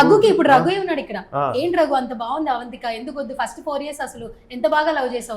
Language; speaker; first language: Telugu; native; Telugu